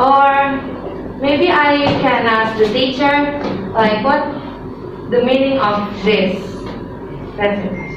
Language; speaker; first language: English; non-native, learner; Indonesian